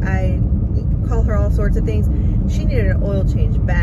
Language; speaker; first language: English; native; English